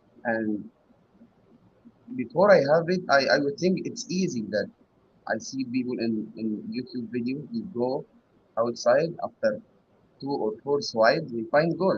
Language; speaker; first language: English; non-native, learner; Arabic